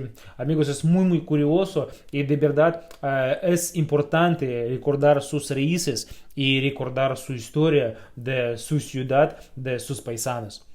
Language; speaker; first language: Spanish; non-native, fluent; Russian